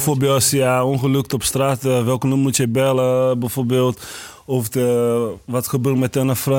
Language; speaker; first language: Dutch; non-native, learner; Portuguese